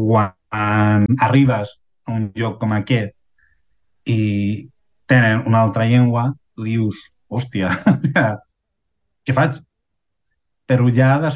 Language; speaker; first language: Catalan; non-native, fluent; Spanish